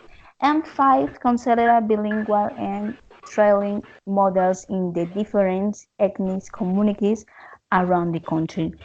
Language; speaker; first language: English; non-native, learner; Spanish